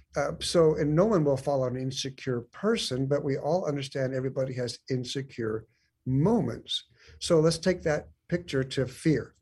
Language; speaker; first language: English; native; English